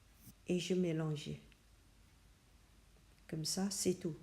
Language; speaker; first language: French; non-native, learner; Chinese